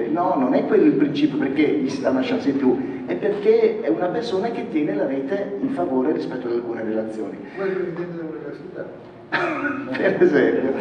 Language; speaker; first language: Italian; native; Italian